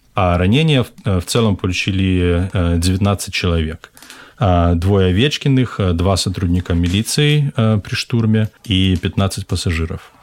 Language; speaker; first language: Russian; native; Russian